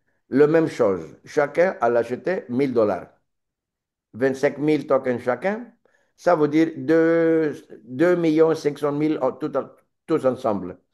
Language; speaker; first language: French; non-native, learner; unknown